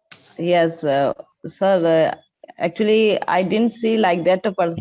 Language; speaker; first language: English; non-native, learner; Hindi